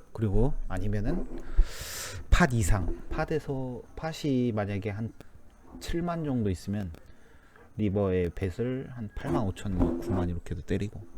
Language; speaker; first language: Korean; native; Korean